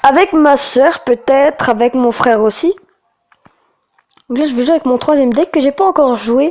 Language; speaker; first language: French; native; French